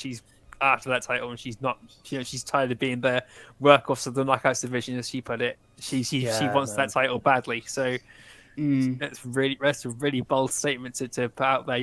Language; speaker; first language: English; native; English